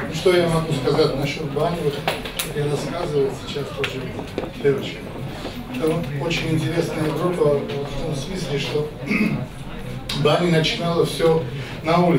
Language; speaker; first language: Russian; non-native, fluent; Georgian